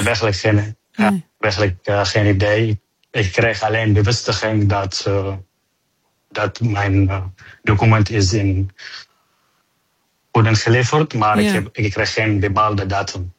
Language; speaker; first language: Dutch; non-native, learner; Arabic